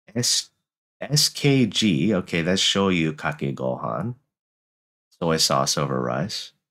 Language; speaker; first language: English; native; English